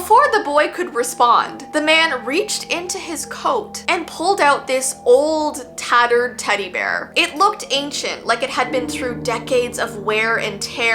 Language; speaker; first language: English; native; English